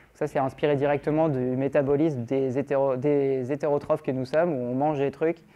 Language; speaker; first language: French; native; French